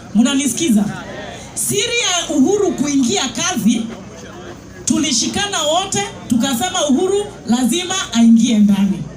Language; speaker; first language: Swahili; non-native, local second language; Kikuyu